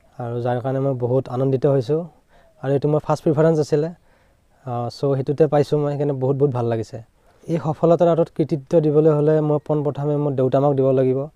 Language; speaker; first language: Assamese; native; Assamese